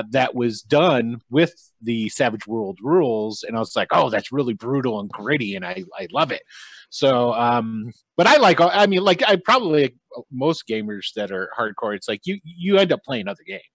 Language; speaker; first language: English; native; English